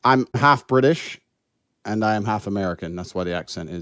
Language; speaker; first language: English; native; English